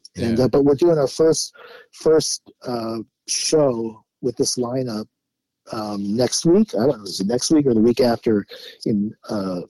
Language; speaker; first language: English; native; English